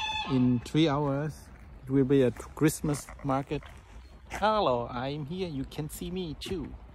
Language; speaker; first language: English; non-native, learner; Vietnamese